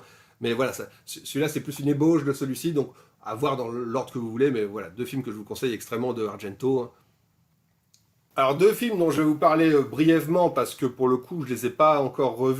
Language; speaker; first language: French; native; French